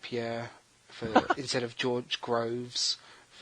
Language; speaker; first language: English; native; English